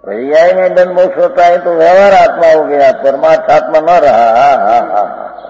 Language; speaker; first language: Hindi; non-native, local second language; Gujarati